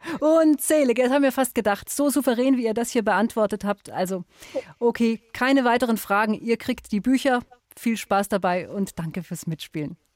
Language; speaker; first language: German; native; German